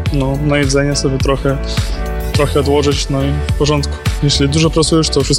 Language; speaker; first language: Polish; non-native, learner; Ukrainian